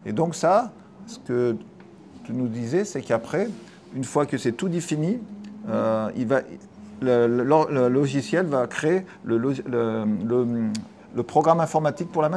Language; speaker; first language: French; native; French